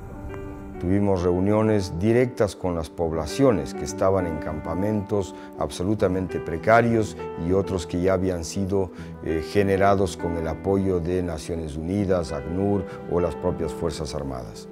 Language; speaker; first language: Spanish; native; Spanish